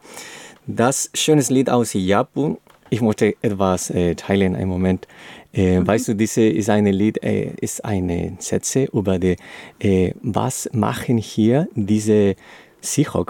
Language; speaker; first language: German; non-native, learner; Spanish